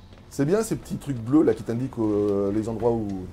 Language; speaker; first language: French; native; French